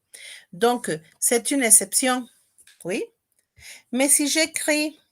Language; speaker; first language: French; non-native, fluent; Spanish